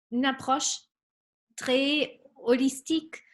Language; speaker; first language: French; non-native, fluent; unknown